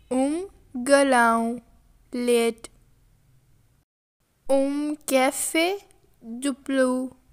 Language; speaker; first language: Portuguese; non-native, learner; Urdu